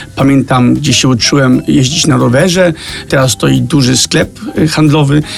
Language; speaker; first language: Polish; early bilingual, heritage; Danish